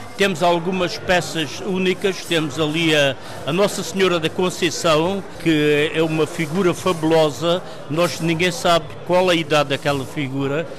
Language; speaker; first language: Portuguese; native; Portuguese